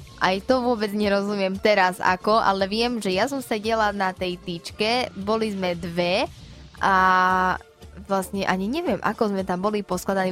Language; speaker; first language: Slovak; native; Slovak